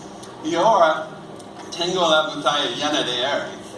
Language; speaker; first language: Spanish; non-native, learner; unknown